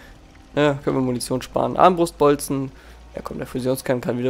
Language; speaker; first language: German; native; German